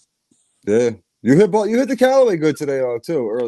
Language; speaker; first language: English; native; English